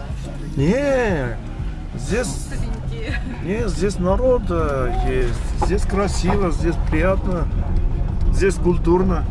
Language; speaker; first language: Russian; non-native, learner; Armenian